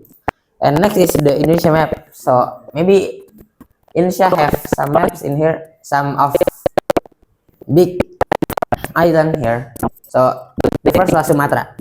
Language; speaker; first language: English; non-native, local second language; Indonesian